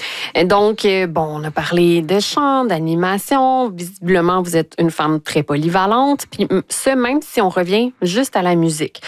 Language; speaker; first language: French; native; French